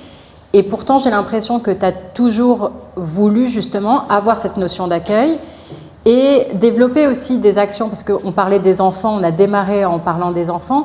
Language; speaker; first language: French; native; French